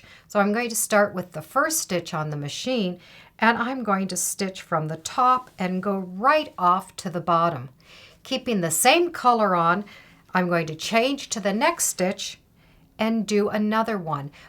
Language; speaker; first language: English; native; English